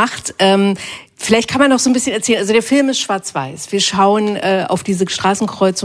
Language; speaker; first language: German; native; German